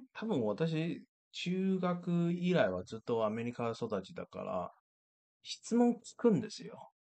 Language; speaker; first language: Japanese; non-native, fluent; Chinese